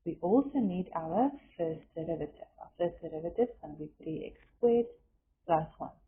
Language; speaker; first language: English; non-native, local second language; Afrikaans